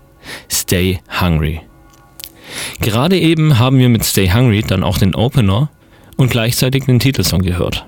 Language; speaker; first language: German; native; German